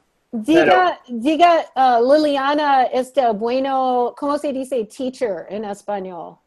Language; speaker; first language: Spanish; non-native, learner; English